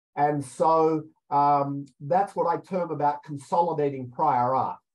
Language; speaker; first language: English; native; English